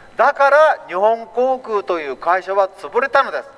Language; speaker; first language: Japanese; native; Japanese